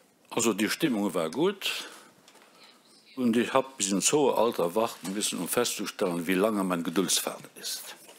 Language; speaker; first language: German; non-native, local second language; Luxembourgish